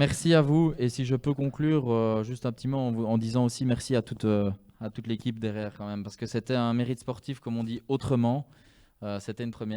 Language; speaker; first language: French; native; French